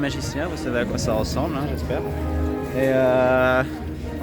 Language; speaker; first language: French; native; French